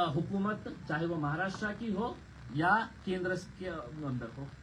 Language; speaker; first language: Hindi; non-native, local second language; Marathi